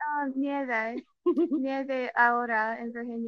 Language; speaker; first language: Spanish; non-native, learner; English